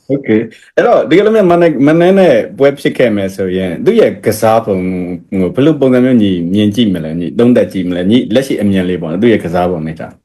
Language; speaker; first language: Burmese; native; Burmese